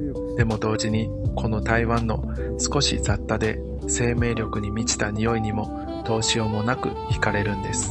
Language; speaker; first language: Japanese; native; Japanese